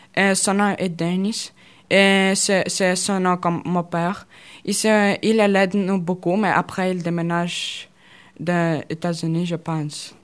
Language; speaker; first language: French; non-native, learner; Russian